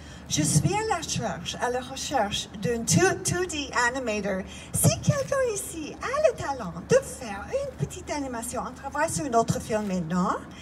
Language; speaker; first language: French; non-native, fluent; English